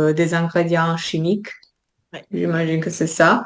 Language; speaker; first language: French; non-native, fluent; Italian